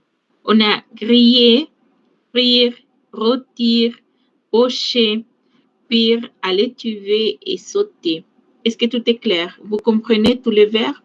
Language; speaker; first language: French; non-native, fluent; Spanish